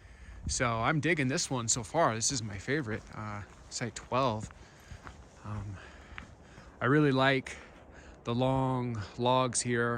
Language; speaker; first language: English; native; English